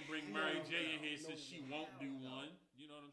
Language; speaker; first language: English; native; English